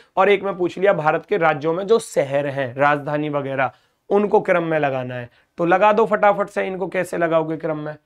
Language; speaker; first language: Hindi; native; Hindi